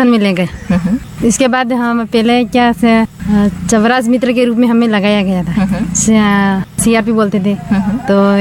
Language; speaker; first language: Hindi; native; Hindi